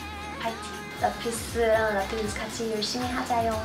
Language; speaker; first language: Korean; non-native, fluent; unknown